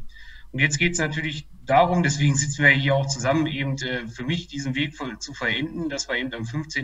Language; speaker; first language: German; native; German